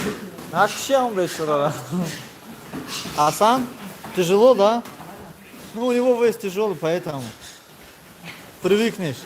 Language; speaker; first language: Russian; non-native, learner; Tajik